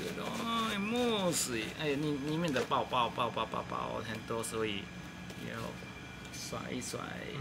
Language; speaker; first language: Chinese; non-native, learner; Japanese